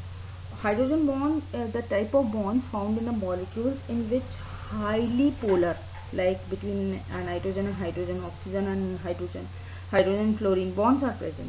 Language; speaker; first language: English; non-native, local second language; Hindi